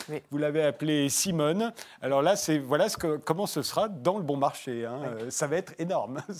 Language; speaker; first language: French; native; French